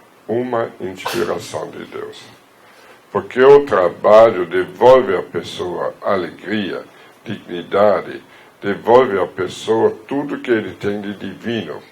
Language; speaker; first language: Portuguese; non-native, fluent; German